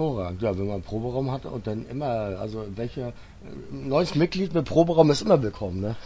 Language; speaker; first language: German; native; German